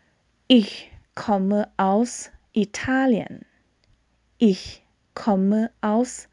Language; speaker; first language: German; non-native, fluent; Thai